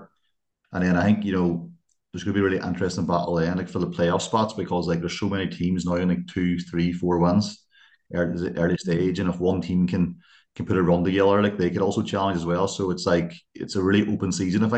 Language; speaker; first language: English; native; English